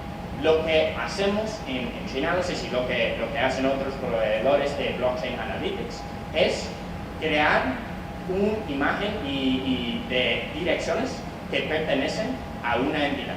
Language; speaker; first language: Spanish; non-native, fluent; English